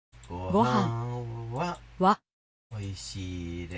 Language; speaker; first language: Japanese; non-native, fluent; English